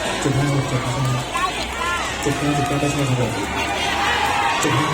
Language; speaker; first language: Thai; native; Thai